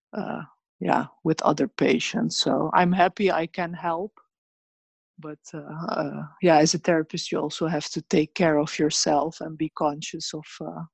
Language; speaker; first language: English; early bilingual, other home language; Bosnian